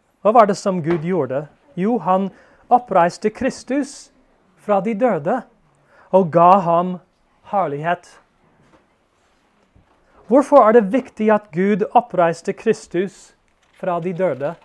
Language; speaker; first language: Norwegian; non-native, fluent; English